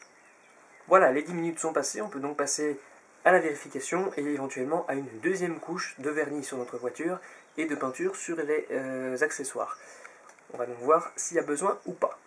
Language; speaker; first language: French; native; French